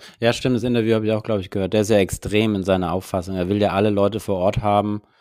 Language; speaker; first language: German; native; German